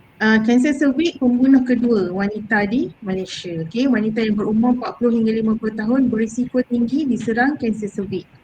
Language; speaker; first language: Malay; native; Malay